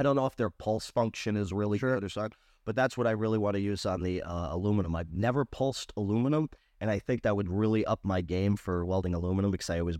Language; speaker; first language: English; native; English